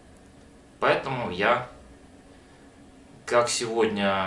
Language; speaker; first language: Russian; native; Russian